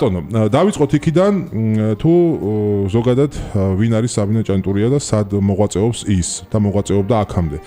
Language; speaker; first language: Georgian; native; Georgian